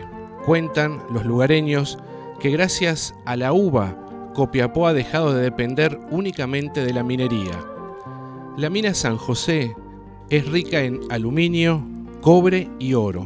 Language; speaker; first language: Spanish; native; Spanish